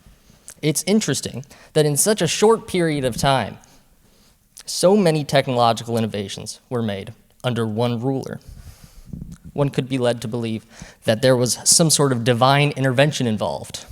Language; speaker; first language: English; native; English